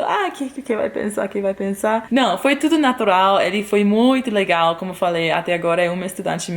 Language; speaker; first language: Portuguese; non-native, fluent; English